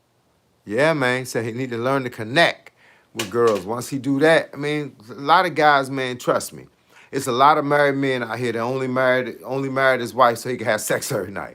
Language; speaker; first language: English; native; English